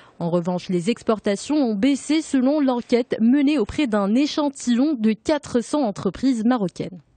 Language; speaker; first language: French; non-native, local second language; Arabic